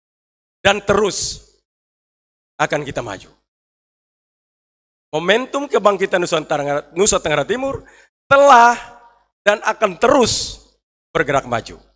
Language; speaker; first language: Indonesian; native; Indonesian